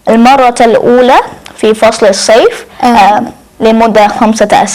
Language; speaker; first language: Arabic; non-native, learner; English